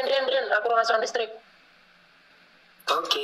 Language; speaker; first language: Indonesian; native; Indonesian